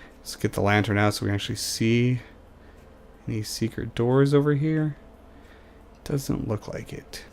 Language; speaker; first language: English; native; English